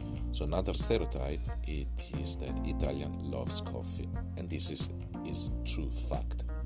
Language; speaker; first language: English; non-native, fluent; Italian